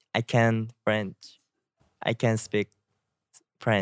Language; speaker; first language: English; non-native, learner; Korean